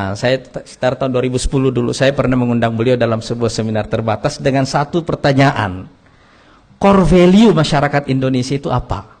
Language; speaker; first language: Indonesian; non-native, local second language; Buginese